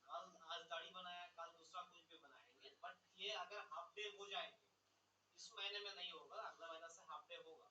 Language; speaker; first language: Hindi; non-native, local second language; Bangla